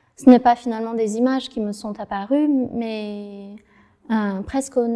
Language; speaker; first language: French; non-native, fluent; Vietnamese